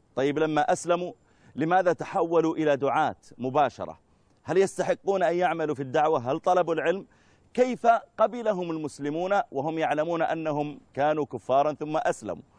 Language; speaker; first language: Arabic; native; Arabic